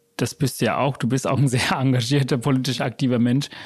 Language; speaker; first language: German; early bilingual, other home language; Sinhala